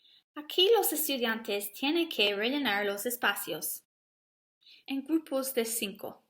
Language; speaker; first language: Spanish; non-native, learner; English